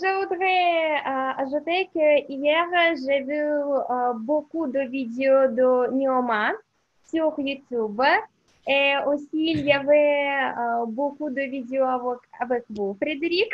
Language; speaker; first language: French; non-native, learner; Russian